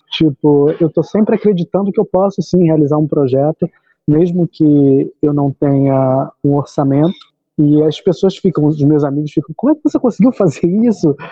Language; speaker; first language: Portuguese; native; Portuguese